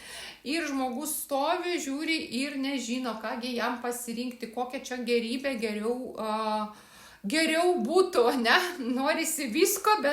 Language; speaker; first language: Lithuanian; native; Lithuanian